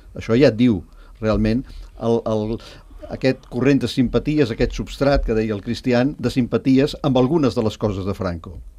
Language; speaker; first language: Catalan; native; Catalan